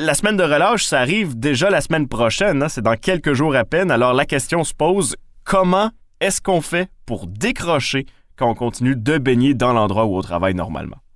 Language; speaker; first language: French; native; French